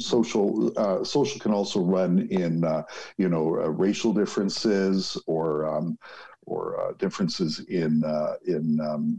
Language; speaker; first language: English; native; English